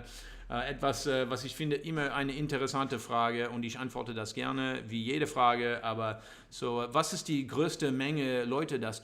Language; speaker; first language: German; non-native, learner; English